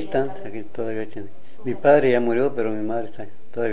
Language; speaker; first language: Spanish; native; Spanish